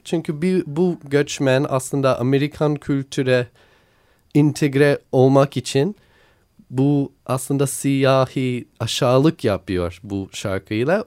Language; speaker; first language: Turkish; non-native, learner; English